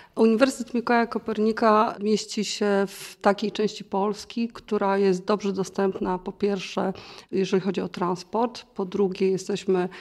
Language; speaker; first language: Polish; native; Polish